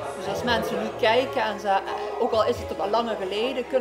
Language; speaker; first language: Dutch; native; Dutch